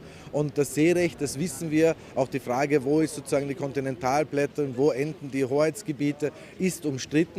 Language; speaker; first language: German; native; German